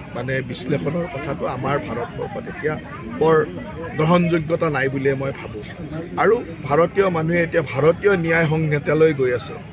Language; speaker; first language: Assamese; native; Assamese